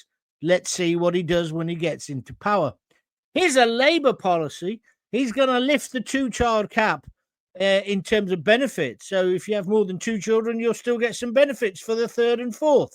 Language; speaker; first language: English; native; English